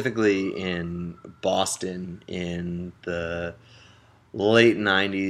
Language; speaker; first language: English; native; English